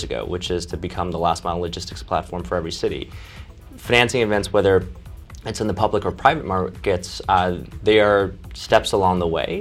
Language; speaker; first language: English; early bilingual, other home language; Chinese